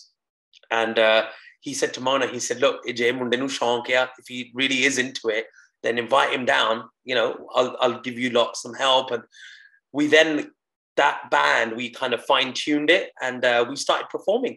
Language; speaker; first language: English; non-native, local second language; Punjabi